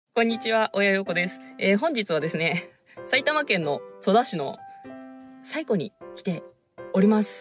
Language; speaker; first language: Japanese; native; Japanese